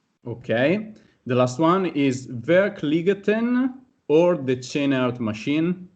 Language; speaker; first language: English; non-native, fluent; Italian